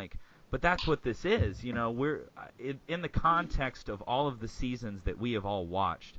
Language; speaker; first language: English; native; English